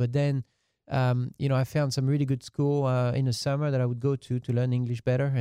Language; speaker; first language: English; non-native, fluent; French